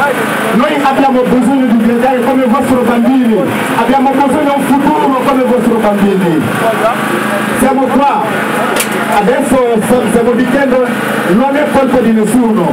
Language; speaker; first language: Italian; non-native, learner; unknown